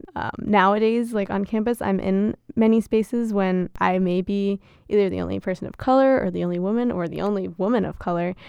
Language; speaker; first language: English; early bilingual, other home language; Gujarati